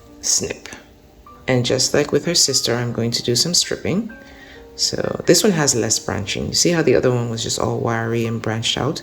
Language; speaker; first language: English; native; English